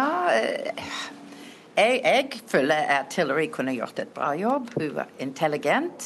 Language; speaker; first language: Norwegian; non-native, learner; English